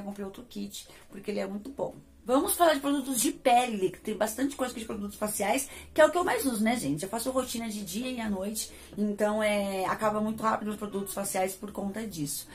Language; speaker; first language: Portuguese; native; Portuguese